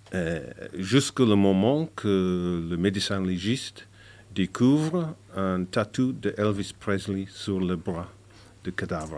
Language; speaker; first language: French; non-native, fluent; English